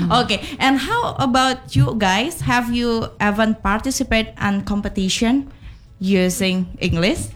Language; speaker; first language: English; non-native, learner; Indonesian